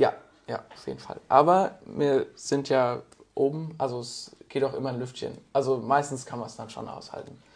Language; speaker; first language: German; native; German